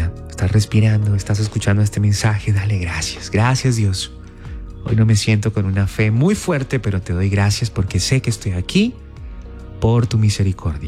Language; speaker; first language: Spanish; native; Spanish